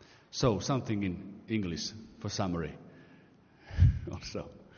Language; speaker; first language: English; non-native, fluent; Finnish